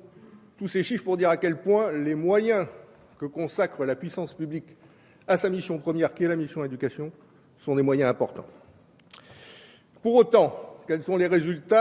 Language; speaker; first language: French; native; French